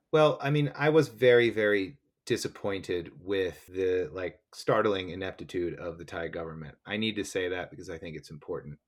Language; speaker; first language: English; native; English